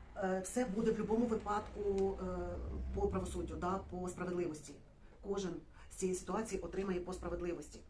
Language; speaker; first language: Ukrainian; non-native, local second language; Russian